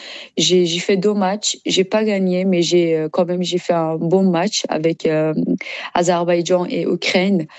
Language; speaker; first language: French; non-native, learner; Persian